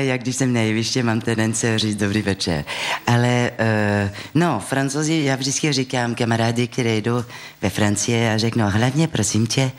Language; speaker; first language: Czech; non-native, fluent; French